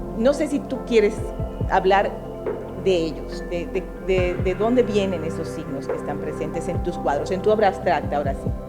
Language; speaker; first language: Spanish; native; Spanish